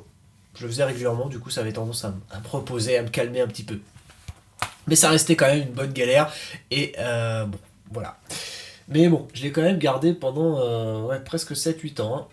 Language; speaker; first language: French; native; French